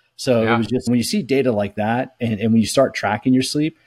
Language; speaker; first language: English; native; English